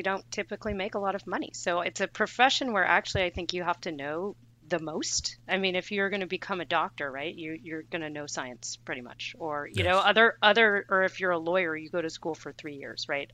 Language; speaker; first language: English; native; English